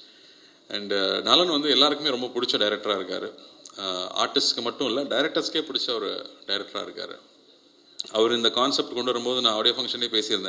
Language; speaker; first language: Tamil; native; Tamil